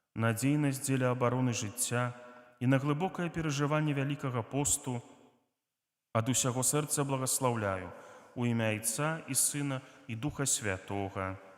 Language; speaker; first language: Belarusian; native; Belarusian